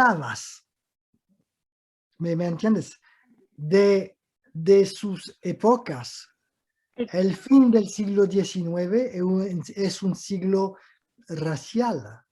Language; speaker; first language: Spanish; non-native, fluent; French